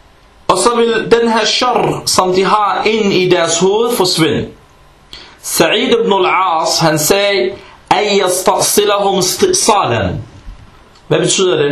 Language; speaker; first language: Danish; early bilingual, other home language; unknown